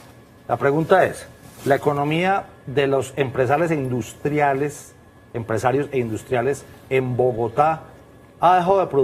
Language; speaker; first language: Spanish; native; Spanish